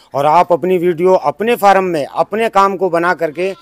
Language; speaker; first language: Hindi; native; Hindi